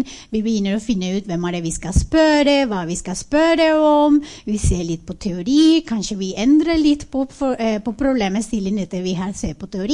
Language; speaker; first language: Norwegian; non-native, fluent; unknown